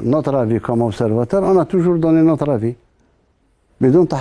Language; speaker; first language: French; non-native, local second language; Arabic